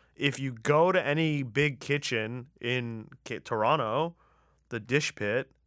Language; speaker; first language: English; early bilingual, other home language; Persian